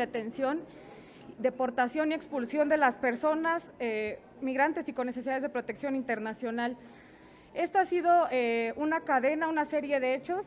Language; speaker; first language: Spanish; native; Spanish